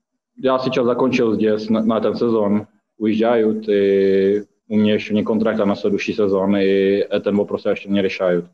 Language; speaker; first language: Russian; non-native, fluent; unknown